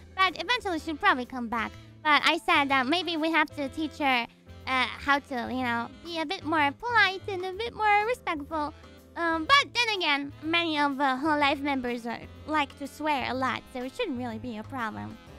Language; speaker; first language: English; non-native, fluent; German